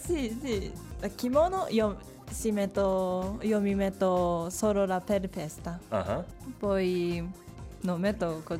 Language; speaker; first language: Italian; non-native, learner; Japanese